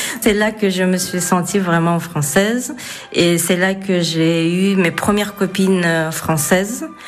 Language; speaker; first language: French; non-native, fluent; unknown